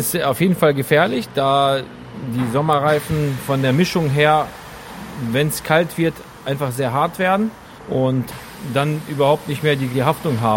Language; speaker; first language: German; native; German